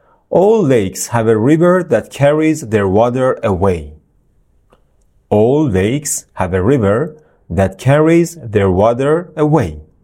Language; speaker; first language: English; non-native, fluent; Persian